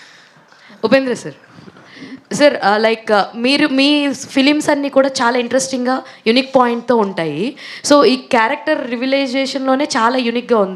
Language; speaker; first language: Telugu; native; Telugu